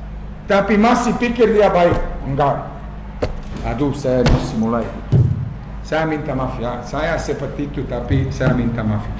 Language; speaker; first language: Indonesian; non-native, fluent; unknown